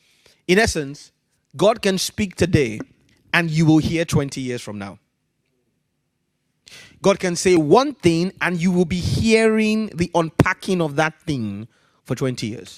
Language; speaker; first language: English; non-native, local second language; Yoruba